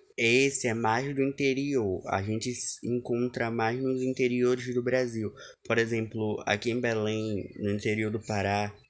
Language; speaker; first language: Portuguese; native; Portuguese